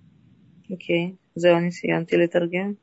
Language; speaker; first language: Hebrew; non-native, fluent; Russian